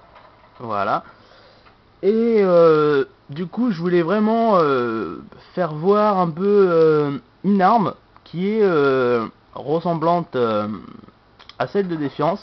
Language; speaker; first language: French; native; French